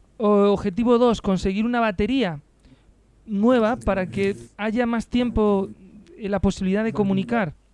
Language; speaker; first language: Spanish; native; Spanish